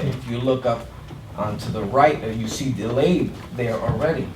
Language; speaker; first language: English; non-native, fluent; Italian